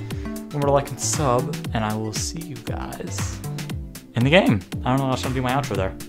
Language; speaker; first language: English; native; English